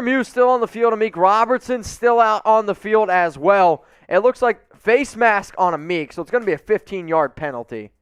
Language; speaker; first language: English; native; English